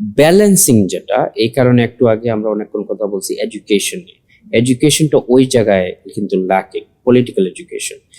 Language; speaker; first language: Bangla; early bilingual, heritage; Sylheti